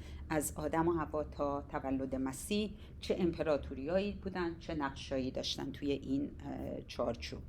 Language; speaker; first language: Persian; native; Persian